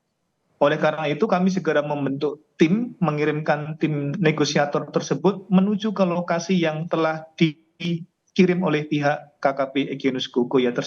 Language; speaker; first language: Indonesian; native; Indonesian